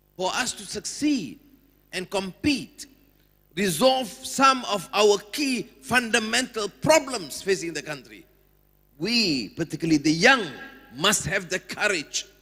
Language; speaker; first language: English; non-native, local second language; Malay